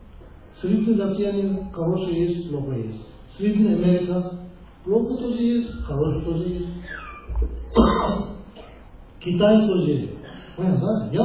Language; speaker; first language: Russian; non-native, learner; Tibetan